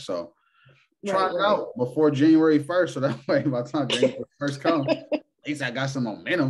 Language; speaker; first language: English; native; English